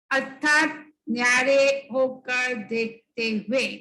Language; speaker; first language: Hindi; non-native, local second language; Bangla